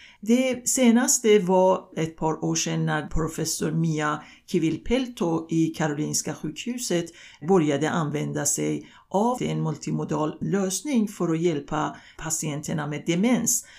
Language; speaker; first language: Swedish; non-native, fluent; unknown